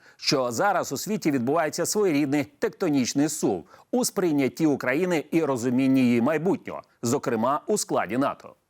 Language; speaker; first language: Ukrainian; native; Ukrainian